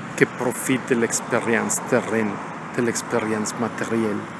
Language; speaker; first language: French; non-native, learner; Spanish